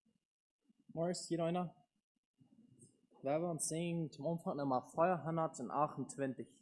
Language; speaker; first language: German; non-native, learner; Low German